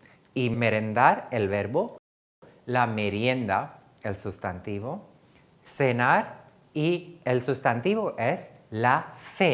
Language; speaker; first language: Spanish; non-native, fluent; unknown